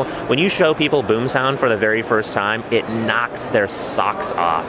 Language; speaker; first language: English; native; English